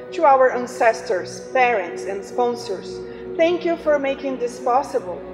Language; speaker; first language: English; non-native, fluent; Portuguese